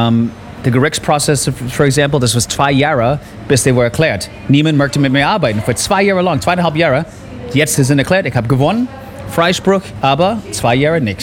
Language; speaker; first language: German; non-native, learner; English